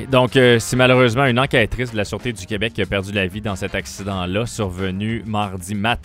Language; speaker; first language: French; native; French